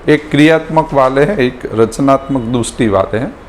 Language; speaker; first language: Hindi; non-native, local second language; Gujarati